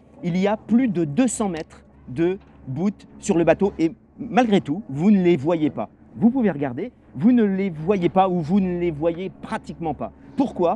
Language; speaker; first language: French; native; French